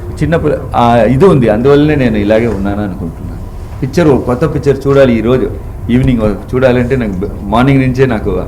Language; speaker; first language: Telugu; non-native, learner; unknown